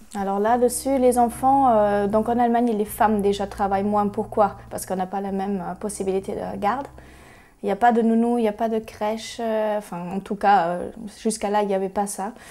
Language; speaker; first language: French; non-native, fluent; German